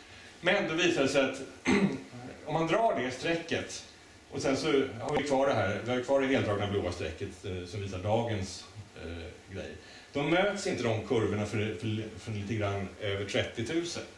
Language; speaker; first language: Swedish; native; Swedish